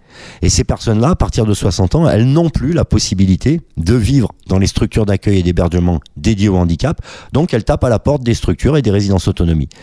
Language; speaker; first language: French; native; French